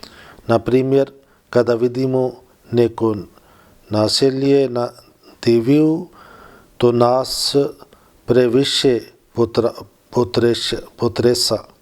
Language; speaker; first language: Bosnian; non-native, learner; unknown